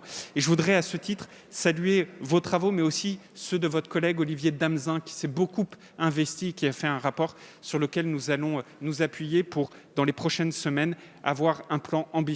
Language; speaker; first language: French; native; French